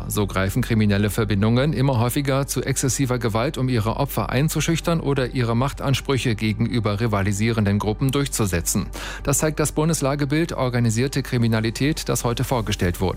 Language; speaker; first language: German; native; German